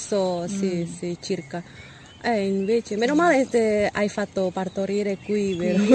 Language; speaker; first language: Italian; non-native, learner; Indonesian